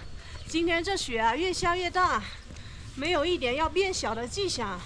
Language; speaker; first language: Chinese; native; Chinese